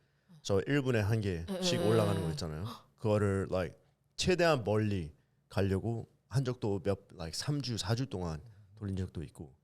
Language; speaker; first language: Korean; early bilingual, heritage; English